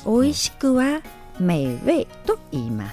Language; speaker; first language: Japanese; non-native, fluent; Chinese